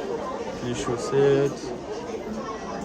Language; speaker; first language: French; native; French